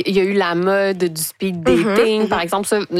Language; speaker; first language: French; native; French